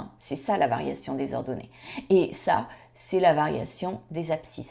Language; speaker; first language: French; native; French